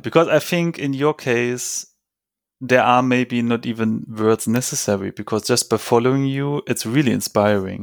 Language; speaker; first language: English; non-native, fluent; German